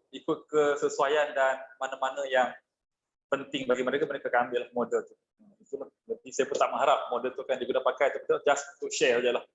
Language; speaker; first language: Malay; native; Malay